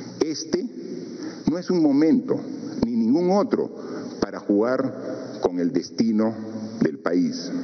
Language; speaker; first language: Spanish; native; Spanish